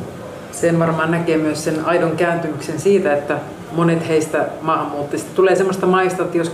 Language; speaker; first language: Finnish; native; Finnish